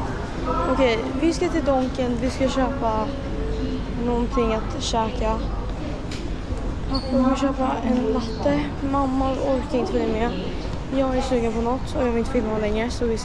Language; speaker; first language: Swedish; early bilingual, other home language; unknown